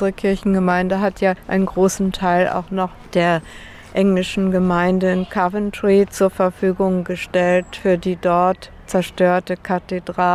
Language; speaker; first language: German; native; German